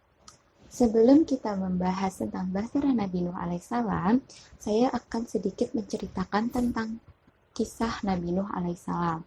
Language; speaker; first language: Indonesian; native; Indonesian